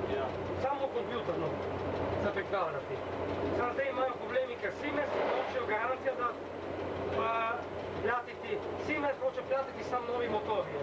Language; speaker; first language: Slovenian; non-native, learner; Italian